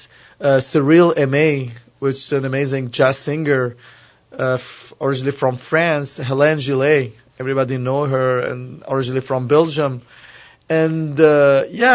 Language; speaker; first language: English; non-native, learner; Arabic